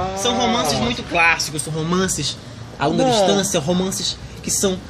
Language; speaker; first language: Portuguese; native; Portuguese